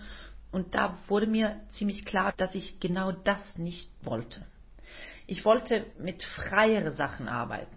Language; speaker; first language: German; non-native, fluent; Norwegian